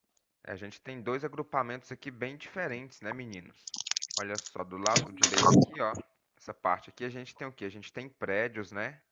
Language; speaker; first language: Portuguese; native; Portuguese